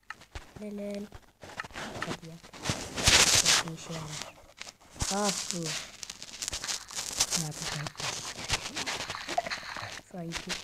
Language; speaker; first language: Turkish; native; Turkish